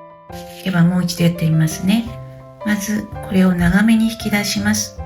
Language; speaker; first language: Japanese; native; Japanese